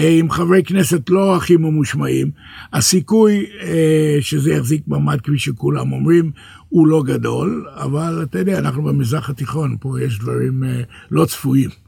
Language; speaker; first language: Hebrew; early bilingual, other home language; English